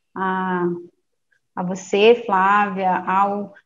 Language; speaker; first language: Portuguese; native; Portuguese